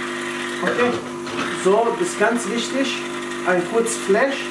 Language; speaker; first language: German; non-native, learner; Italian